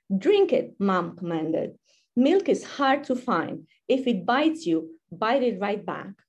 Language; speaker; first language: English; non-native, fluent; Romanian